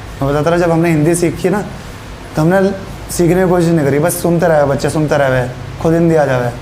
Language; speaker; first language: Hindi; native; Hindi